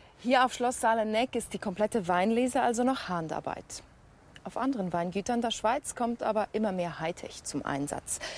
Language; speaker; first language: German; native; German